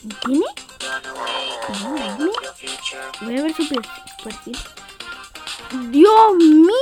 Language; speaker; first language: Spanish; native; Spanish